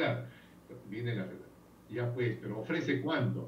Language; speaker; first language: Spanish; native; Spanish